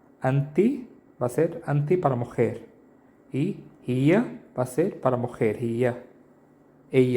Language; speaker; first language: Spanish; non-native, learner; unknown